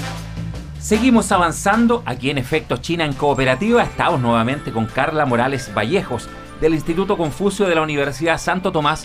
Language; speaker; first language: Spanish; native; Spanish